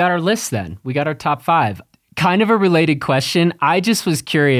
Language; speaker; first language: English; native; English